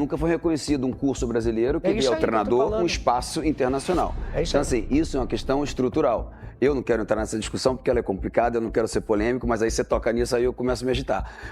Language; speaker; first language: Portuguese; native; Portuguese